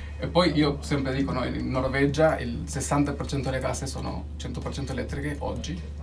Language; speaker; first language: Italian; early bilingual, heritage; Spanish